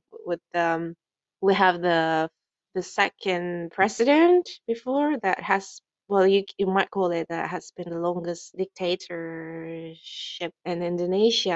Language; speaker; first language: English; non-native, fluent; Indonesian